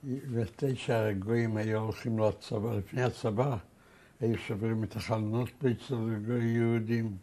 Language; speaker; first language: Hebrew; non-native, fluent; Yiddish